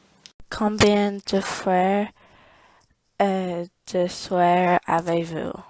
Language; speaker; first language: French; non-native, learner; English